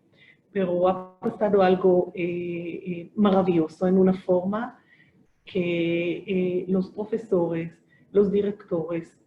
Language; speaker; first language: Spanish; non-native, fluent; Hebrew